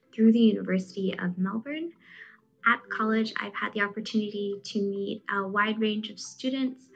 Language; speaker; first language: English; native; English